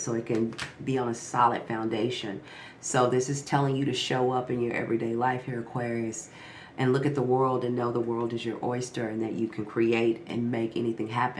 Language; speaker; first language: English; native; English